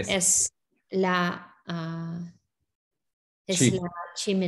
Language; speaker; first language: Spanish; non-native, learner; English